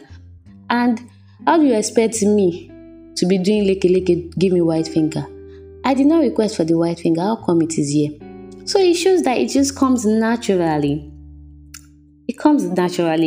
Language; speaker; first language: English; non-native, local second language; Yoruba